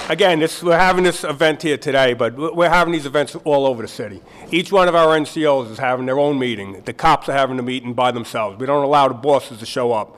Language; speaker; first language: English; native; English